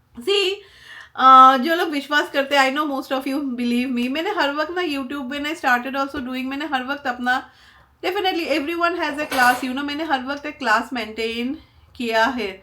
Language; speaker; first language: Hindi; non-native, local second language; Bangla